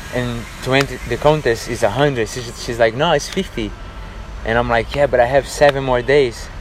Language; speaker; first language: English; non-native, fluent; Portuguese